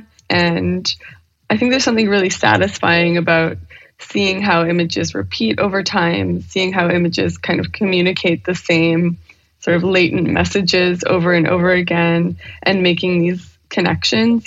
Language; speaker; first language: English; native; English